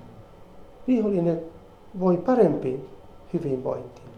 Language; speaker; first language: Finnish; non-native, fluent; Spanish